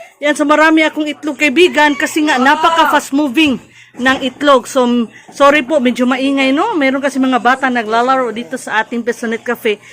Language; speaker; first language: Filipino; native; Filipino